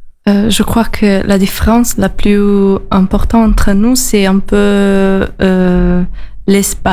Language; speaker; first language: French; non-native, learner; Italian